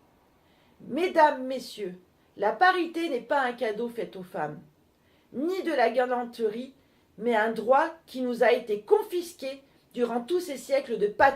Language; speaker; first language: French; native; French